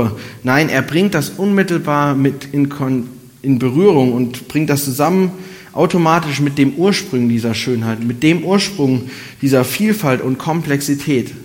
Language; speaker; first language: German; native; German